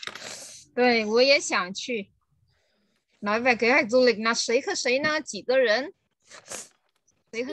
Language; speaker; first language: Chinese; non-native, fluent; Vietnamese